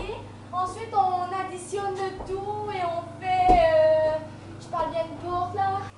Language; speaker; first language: French; native; French